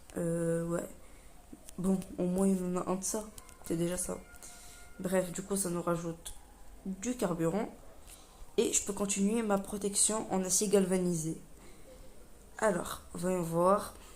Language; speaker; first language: French; native; French